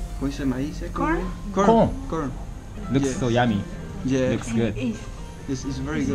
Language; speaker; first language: English; non-native, learner; Spanish